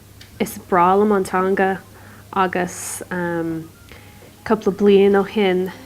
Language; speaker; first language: Irish; non-native, learner; English